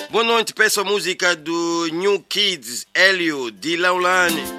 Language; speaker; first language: Portuguese; native; Portuguese